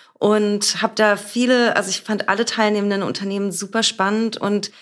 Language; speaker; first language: German; native; German